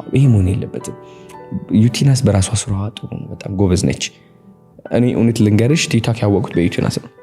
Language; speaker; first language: Amharic; non-native, local second language; Tigrinya